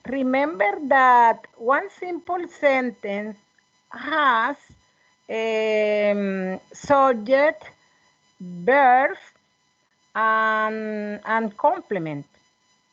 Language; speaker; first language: English; non-native, learner; Spanish